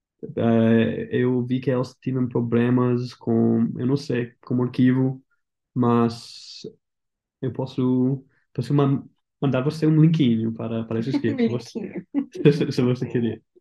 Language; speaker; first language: Portuguese; non-native, learner; English